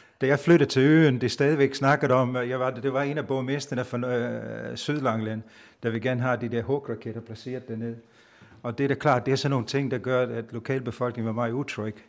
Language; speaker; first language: Danish; non-native, fluent; Italian